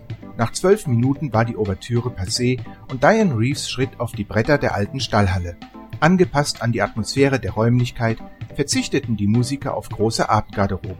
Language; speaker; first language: German; native; German